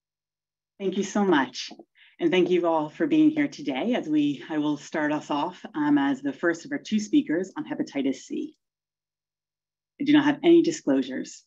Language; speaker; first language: English; native; English